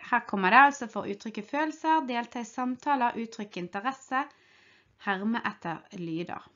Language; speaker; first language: Norwegian; native; Norwegian